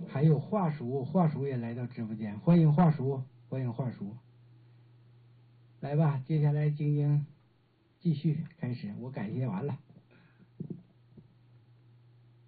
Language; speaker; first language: Chinese; native; Chinese